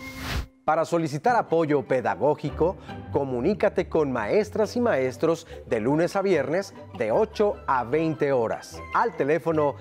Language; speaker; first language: Spanish; native; Spanish